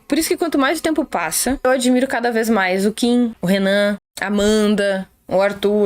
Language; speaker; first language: Portuguese; native; Portuguese